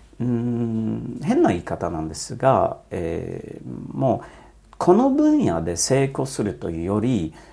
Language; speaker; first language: Japanese; non-native, fluent; Polish